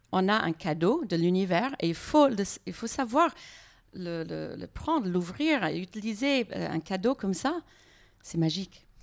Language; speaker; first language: French; non-native, fluent; English